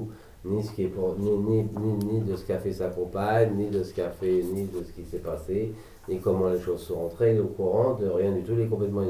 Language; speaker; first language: French; native; French